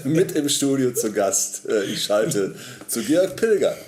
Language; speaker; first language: German; native; German